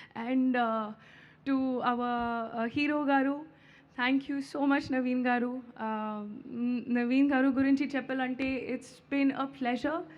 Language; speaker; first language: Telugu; non-native, learner; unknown